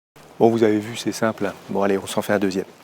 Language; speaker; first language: French; native; French